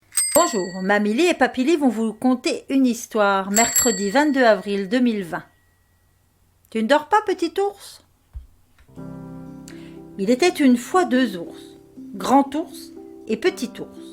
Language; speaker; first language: French; native; French